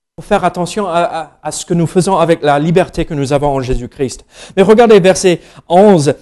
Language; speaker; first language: French; non-native, fluent; English